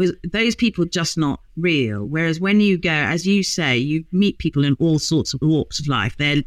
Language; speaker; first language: English; native; English